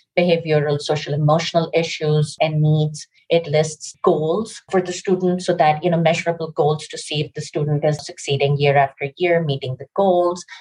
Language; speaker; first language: English; non-native, local second language; Urdu